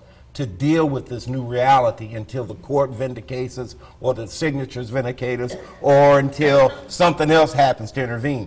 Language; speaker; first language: English; native; English